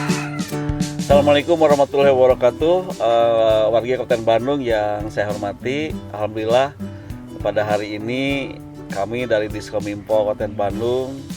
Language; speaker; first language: Indonesian; non-native, local second language; Sundanese